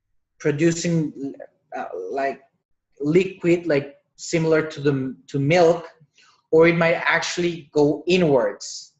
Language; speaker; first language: English; non-native, fluent; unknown